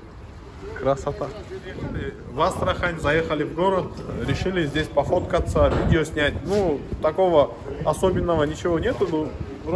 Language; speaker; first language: Russian; non-native, fluent; Turkish